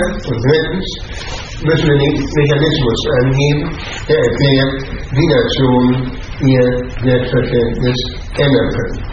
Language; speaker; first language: German; native; German